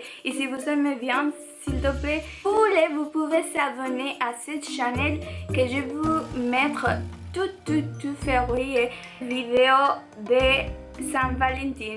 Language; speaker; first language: French; non-native, learner; Spanish